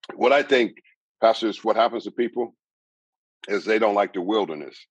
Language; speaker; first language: English; native; English